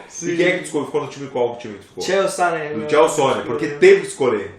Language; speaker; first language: Portuguese; native; Portuguese